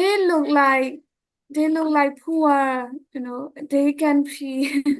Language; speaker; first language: English; non-native, learner; Burmese